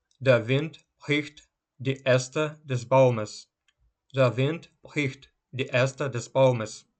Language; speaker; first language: German; non-native, fluent; Ukrainian